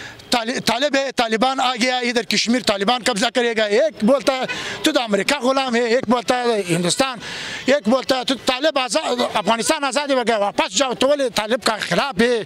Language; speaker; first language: Hindi; non-native, learner; Pashto